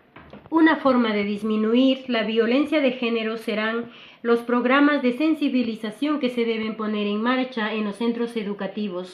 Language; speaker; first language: Spanish; native; Spanish